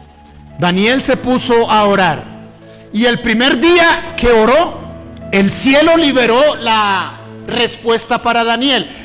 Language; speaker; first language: Spanish; native; Spanish